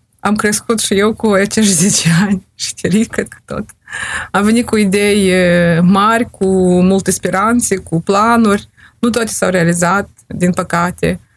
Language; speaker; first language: Romanian; native; Romanian